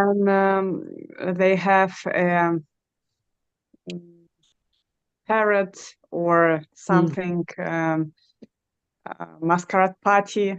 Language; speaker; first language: English; non-native, learner; Russian